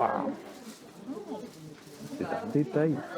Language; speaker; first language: French; native; French